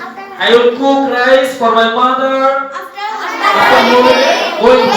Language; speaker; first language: English; non-native, learner; Bangla